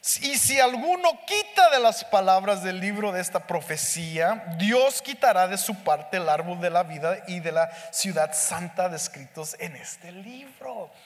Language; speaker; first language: Spanish; early bilingual, heritage; Spanish